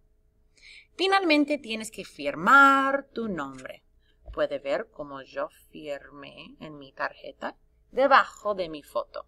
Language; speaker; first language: Spanish; non-native, fluent; English